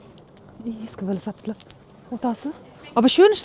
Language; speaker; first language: German; non-native, learner; Uzbek